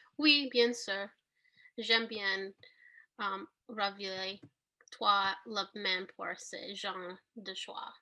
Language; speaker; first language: French; non-native, learner; English